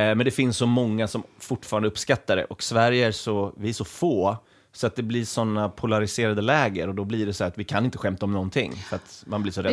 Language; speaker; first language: Swedish; native; Swedish